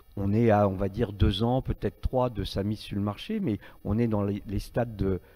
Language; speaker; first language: French; native; French